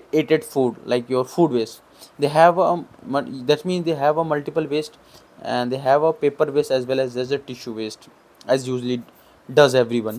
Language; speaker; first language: English; non-native, local second language; Hindi